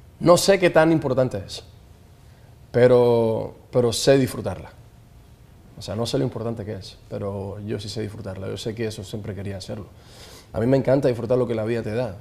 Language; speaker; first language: Spanish; native; Spanish